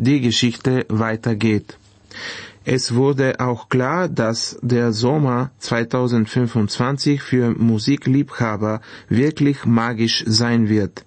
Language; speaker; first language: German; non-native, fluent; Bulgarian